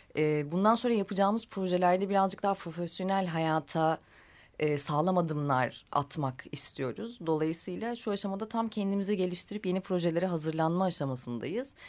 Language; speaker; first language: Turkish; native; Turkish